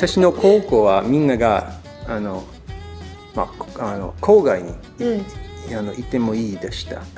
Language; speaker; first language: Japanese; non-native, learner; English